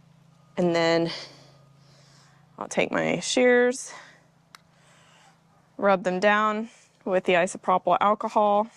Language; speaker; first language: English; native; English